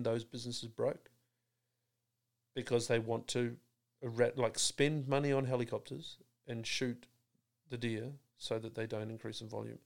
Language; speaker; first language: English; native; English